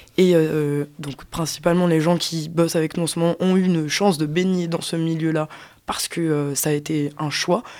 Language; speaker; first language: French; native; French